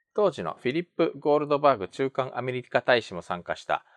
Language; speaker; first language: Japanese; native; Japanese